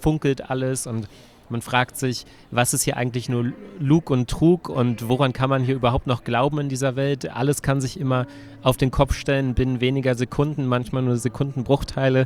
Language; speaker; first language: German; native; German